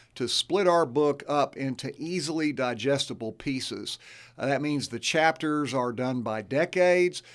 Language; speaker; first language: English; native; English